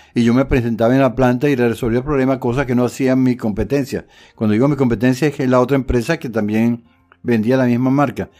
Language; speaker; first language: Spanish; native; Spanish